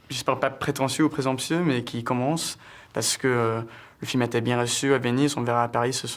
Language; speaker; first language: French; early bilingual, heritage; English